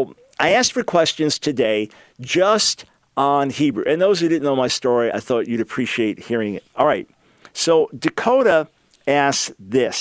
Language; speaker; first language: English; native; English